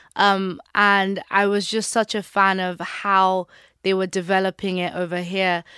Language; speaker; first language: English; non-native, local second language; Yoruba